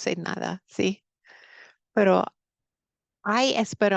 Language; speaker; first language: Spanish; non-native, fluent; English